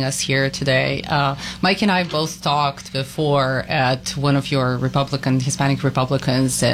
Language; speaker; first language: English; non-native, fluent; Serbian